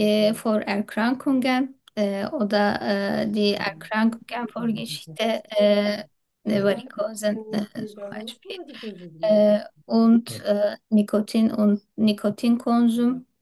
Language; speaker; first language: German; non-native, fluent; Turkish